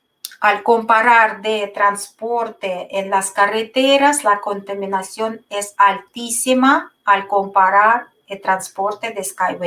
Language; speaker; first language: Spanish; non-native, fluent; Russian